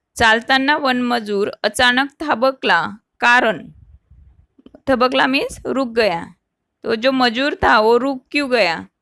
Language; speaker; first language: Hindi; non-native, local second language; Marathi